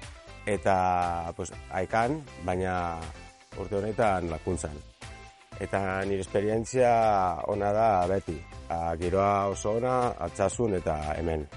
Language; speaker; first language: Basque; non-native, learner; Spanish